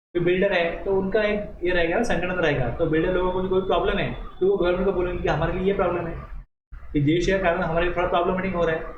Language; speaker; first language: Hindi; non-native, local second language; Marathi